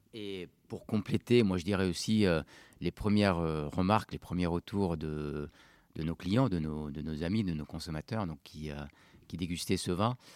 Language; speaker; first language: French; non-native, local second language; Arabic